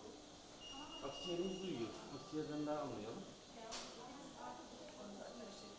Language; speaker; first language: Turkish; native; Turkish